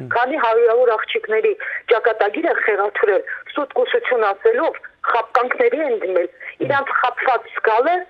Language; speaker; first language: Armenian; native; Armenian